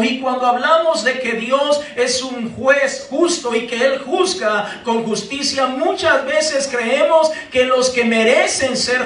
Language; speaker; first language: Spanish; native; Spanish